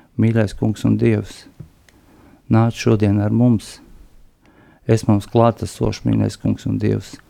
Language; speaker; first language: Latvian; non-native, local second language; Russian